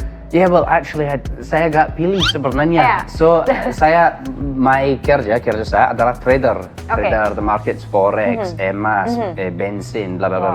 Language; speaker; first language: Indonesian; non-native, learner; English